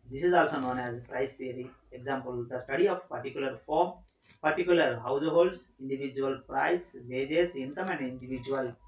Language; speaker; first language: English; non-native, local second language; Telugu